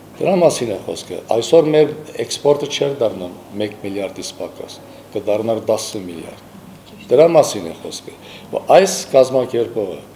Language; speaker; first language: Armenian; early bilingual, heritage; Armenian